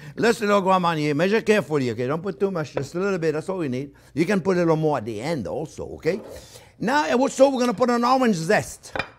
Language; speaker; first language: English; non-native, fluent; French